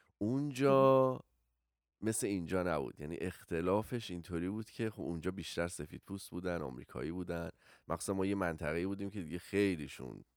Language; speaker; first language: Persian; native; Persian